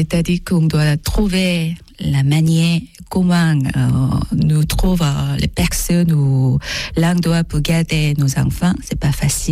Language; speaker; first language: French; non-native, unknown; Korean